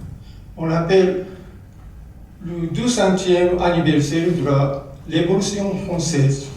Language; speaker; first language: French; non-native, learner; Japanese